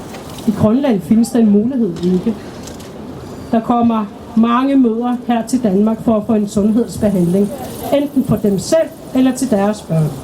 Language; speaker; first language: Danish; non-native, local second language; Kalaallisut